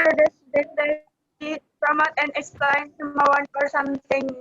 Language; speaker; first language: English; non-native, learner; Indonesian